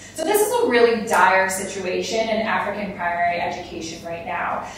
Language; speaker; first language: English; native; English